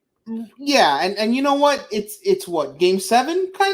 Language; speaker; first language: English; native; English